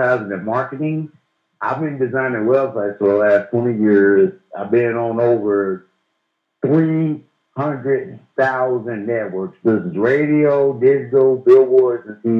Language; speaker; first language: English; native; English